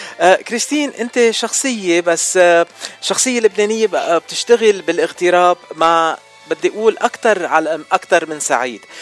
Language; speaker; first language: Arabic; native; Arabic